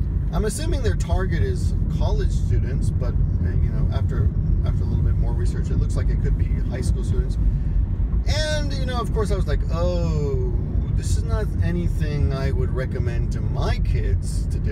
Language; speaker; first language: English; early bilingual, other home language; Spanish